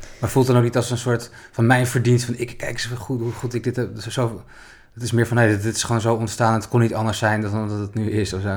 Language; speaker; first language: Dutch; native; Dutch